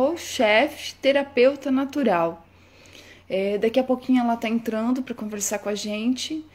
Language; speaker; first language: Portuguese; native; Portuguese